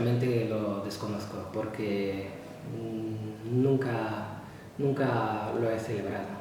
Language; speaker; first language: Spanish; non-native, fluent; Arabic